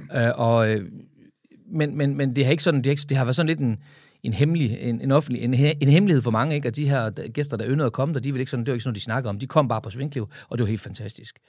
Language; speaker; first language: Danish; native; Danish